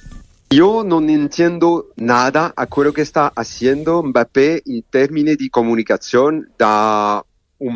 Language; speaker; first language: Spanish; non-native, fluent; French